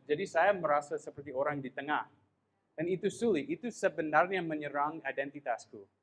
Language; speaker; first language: Indonesian; non-native, fluent; English